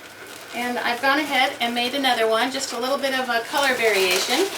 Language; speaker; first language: English; native; English